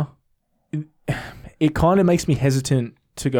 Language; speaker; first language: English; native; English